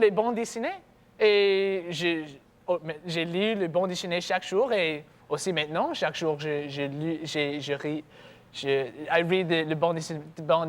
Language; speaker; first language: French; non-native, learner; English